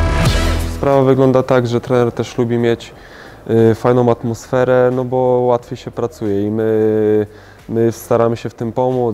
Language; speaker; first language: Polish; native; Polish